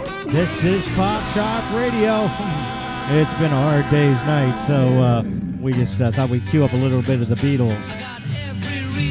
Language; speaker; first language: English; native; English